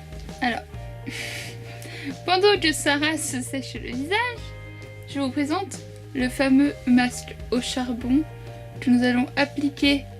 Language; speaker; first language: French; native; French